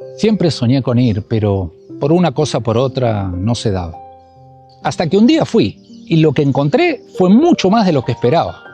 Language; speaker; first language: Spanish; native; Spanish